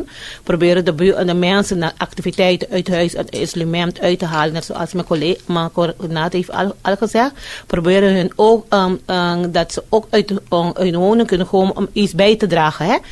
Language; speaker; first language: Dutch; non-native, fluent; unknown